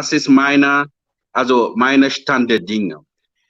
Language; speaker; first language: German; non-native, fluent; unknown